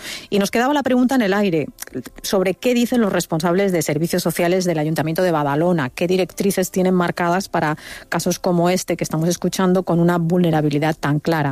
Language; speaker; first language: Spanish; native; Spanish